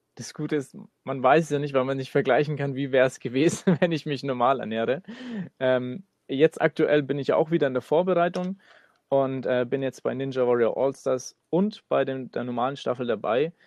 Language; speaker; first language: German; native; German